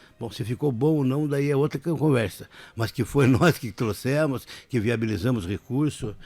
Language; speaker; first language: Portuguese; native; Portuguese